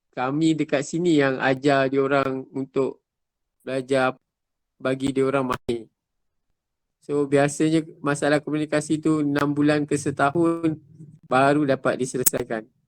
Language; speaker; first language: Malay; native; Malay